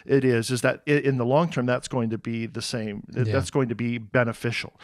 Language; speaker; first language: English; native; English